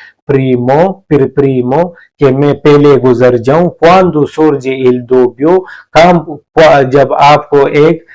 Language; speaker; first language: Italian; non-native, learner; Urdu